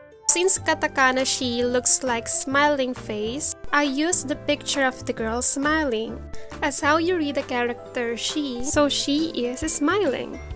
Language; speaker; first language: English; non-native, local second language; Filipino